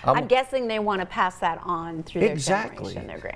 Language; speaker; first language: English; native; English